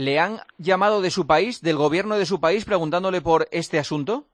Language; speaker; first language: Spanish; native; Spanish